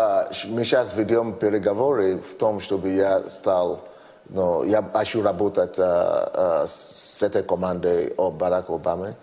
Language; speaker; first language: Russian; non-native, fluent; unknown